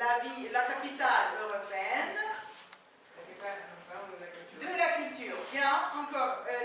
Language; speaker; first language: French; non-native, fluent; Ukrainian